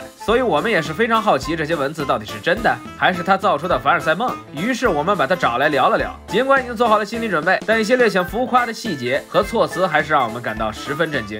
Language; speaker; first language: Chinese; native; Chinese